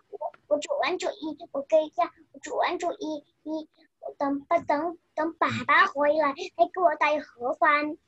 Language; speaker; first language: Chinese; early bilingual, other home language; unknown